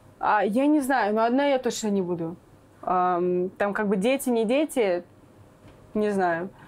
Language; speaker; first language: Russian; native; Russian